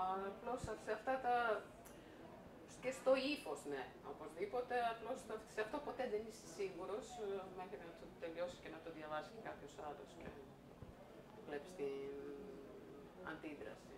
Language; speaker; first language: Greek; non-native, fluent; Croatian